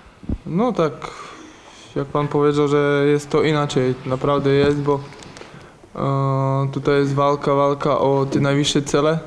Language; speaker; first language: Polish; non-native, learner; Slovak